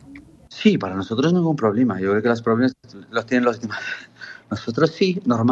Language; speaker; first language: Spanish; non-native, fluent; Arabic